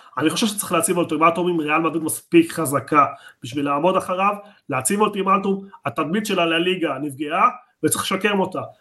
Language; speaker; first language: Hebrew; native; Hebrew